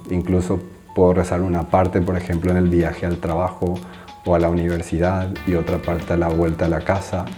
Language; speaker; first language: Spanish; native; Spanish